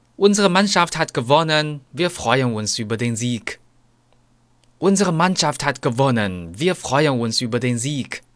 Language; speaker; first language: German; non-native, fluent; Chinese